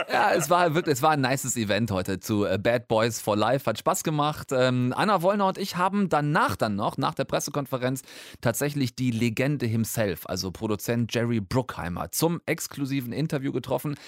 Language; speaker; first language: German; native; German